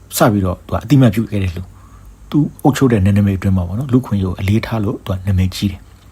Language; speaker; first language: Burmese; native; Burmese